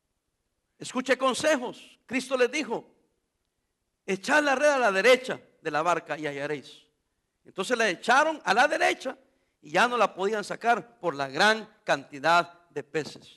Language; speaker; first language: Spanish; native; Spanish